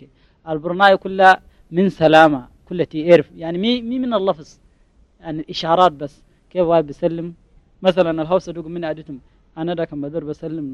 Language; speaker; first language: Arabic; native; Arabic